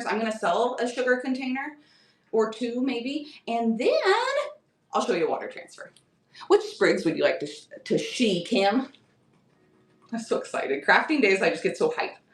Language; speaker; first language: English; native; English